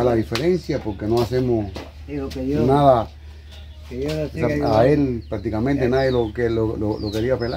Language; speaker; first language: Spanish; native; Spanish